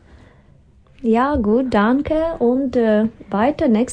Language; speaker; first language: German; non-native, learner; Russian